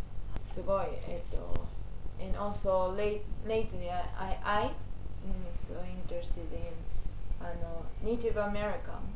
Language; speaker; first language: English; non-native, learner; Japanese